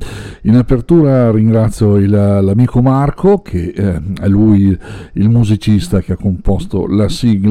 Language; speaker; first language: Italian; native; Italian